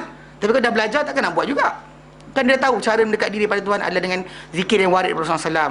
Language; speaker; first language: Malay; native; Malay